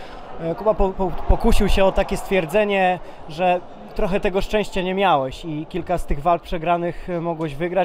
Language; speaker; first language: Polish; native; Polish